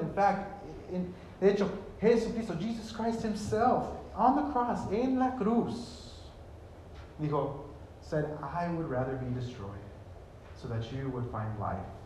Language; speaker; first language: English; early bilingual, other home language; Spanish